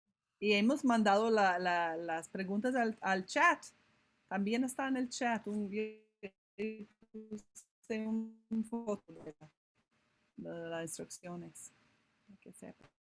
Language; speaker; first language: Spanish; non-native, fluent; English